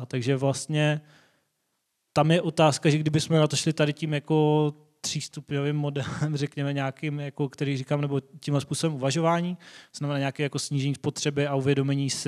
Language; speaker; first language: Czech; native; Czech